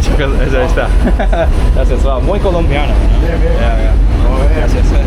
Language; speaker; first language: Spanish; non-native, learner; English